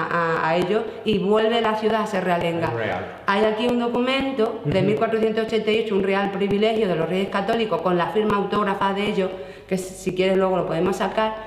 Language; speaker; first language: Spanish; native; Spanish